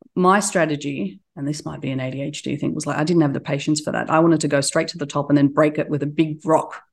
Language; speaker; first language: English; native; English